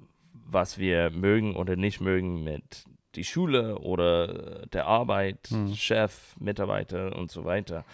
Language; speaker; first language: German; non-native, learner; English